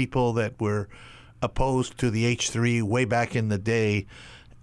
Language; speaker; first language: English; native; English